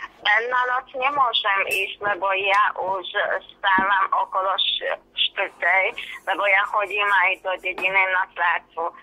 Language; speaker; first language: Slovak; non-native, local second language; Hungarian